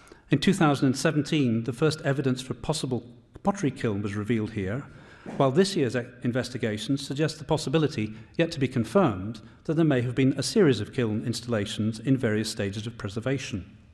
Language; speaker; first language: English; native; English